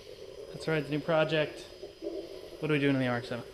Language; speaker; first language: English; native; English